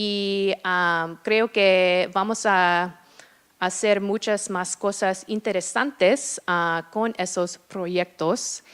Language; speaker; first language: Spanish; non-native, fluent; English